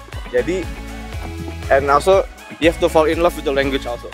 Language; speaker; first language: English; non-native, fluent; Indonesian